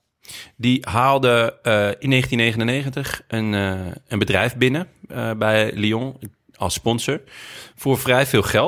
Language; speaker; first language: Dutch; native; Dutch